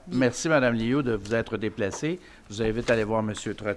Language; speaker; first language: French; native; French